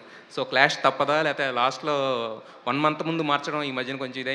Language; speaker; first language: Telugu; native; Telugu